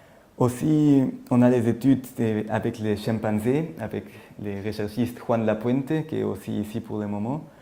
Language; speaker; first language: French; non-native, fluent; German